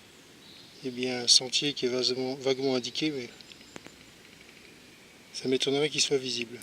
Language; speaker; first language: French; native; French